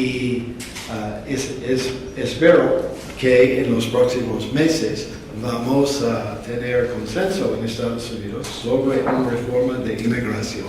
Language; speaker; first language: Spanish; non-native, fluent; English